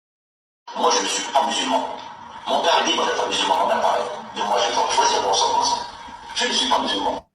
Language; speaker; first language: French; non-native, local second language; Kabyle